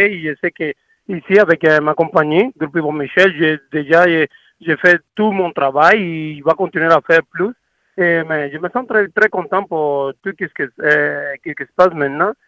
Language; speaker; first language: French; non-native, learner; Spanish